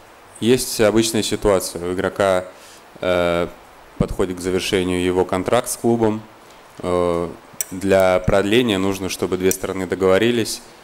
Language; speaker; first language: Russian; native; Russian